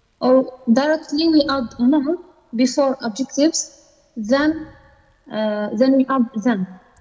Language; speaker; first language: English; non-native, learner; Arabic